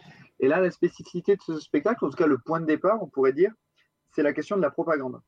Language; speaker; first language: French; native; French